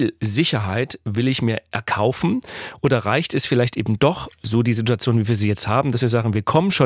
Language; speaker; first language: German; native; German